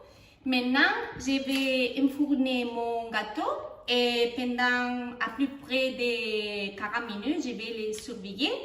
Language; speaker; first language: French; non-native, fluent; Spanish